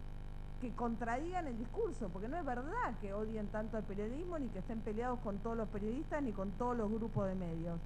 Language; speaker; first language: Spanish; native; Spanish